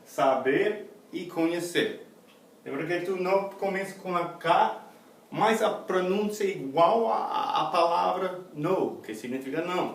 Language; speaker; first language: Portuguese; non-native, fluent; English